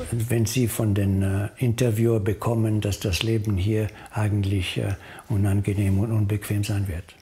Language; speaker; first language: German; non-native, fluent; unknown